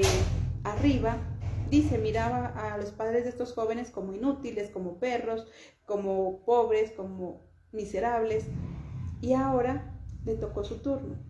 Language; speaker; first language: Spanish; native; Spanish